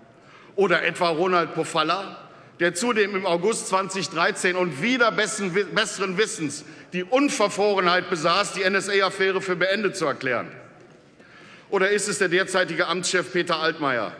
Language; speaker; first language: German; native; German